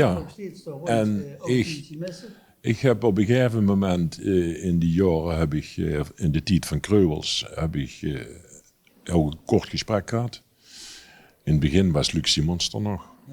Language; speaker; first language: Dutch; native; Dutch